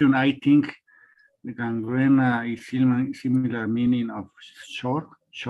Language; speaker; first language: English; non-native, learner; Spanish